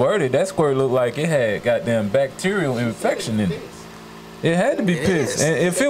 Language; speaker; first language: English; native; English